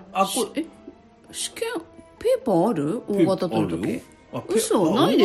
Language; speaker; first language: Japanese; native; Japanese